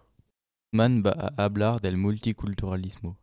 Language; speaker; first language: Spanish; non-native, learner; French